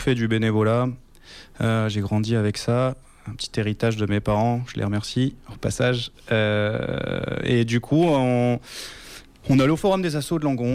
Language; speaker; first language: French; native; French